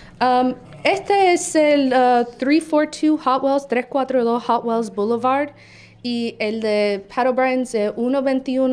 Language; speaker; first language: Spanish; early bilingual, heritage; Spanish